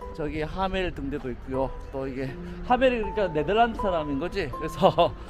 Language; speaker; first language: Korean; native; Korean